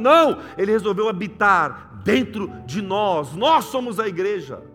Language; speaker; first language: Portuguese; native; Portuguese